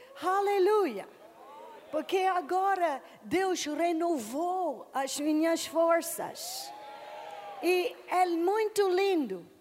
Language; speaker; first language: Portuguese; non-native, learner; English